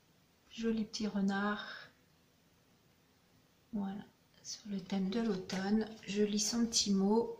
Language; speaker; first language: French; native; French